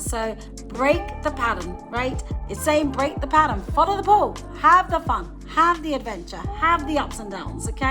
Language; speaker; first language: English; native; English